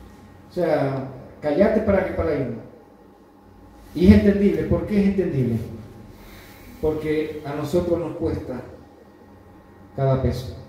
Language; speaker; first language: Spanish; native; Spanish